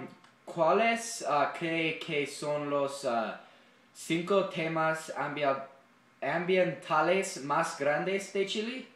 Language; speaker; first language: Spanish; non-native, learner; English